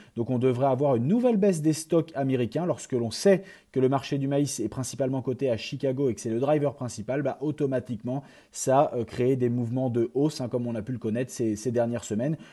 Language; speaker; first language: French; native; French